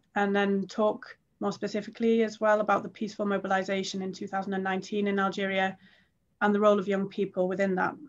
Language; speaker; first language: English; native; English